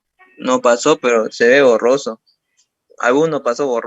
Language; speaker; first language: Spanish; native; Spanish